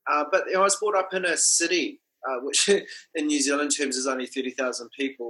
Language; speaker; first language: English; non-native, local second language; Māori